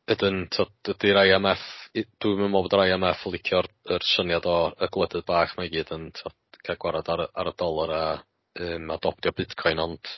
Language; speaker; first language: Welsh; native; Welsh